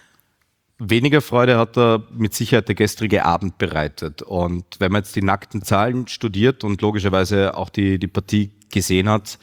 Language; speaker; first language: German; native; German